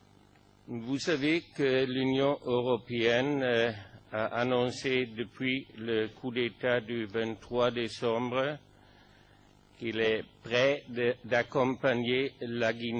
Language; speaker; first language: French; non-native, fluent; German